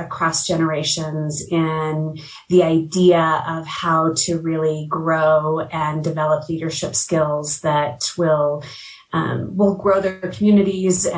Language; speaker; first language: English; native; English